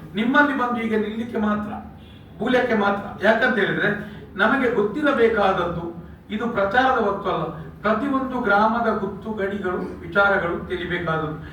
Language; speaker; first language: Kannada; non-native, local second language; Tulu